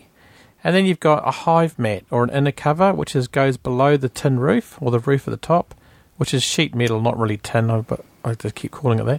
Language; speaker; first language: English; native; English